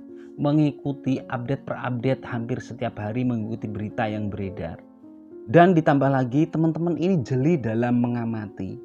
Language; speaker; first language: Indonesian; native; Indonesian